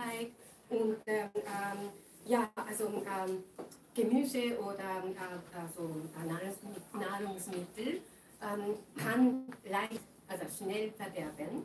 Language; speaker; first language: German; non-native, fluent; Japanese